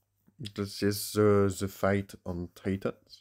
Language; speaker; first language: English; non-native, learner; French